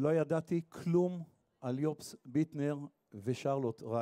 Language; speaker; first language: Hebrew; native; Hebrew